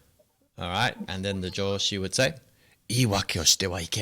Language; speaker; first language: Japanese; non-native, fluent; English